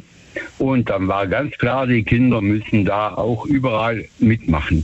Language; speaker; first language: German; native; German